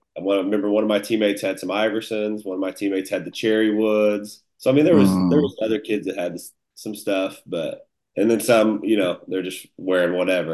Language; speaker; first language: English; native; English